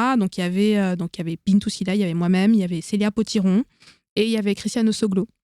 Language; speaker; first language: French; native; French